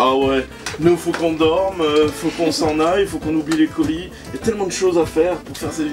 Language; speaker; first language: French; native; French